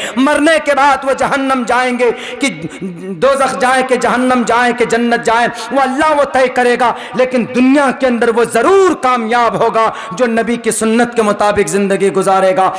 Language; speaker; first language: Urdu; native; Urdu